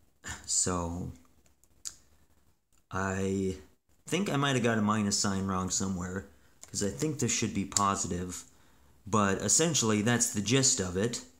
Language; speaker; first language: English; native; English